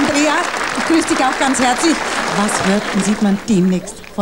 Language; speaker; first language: German; native; German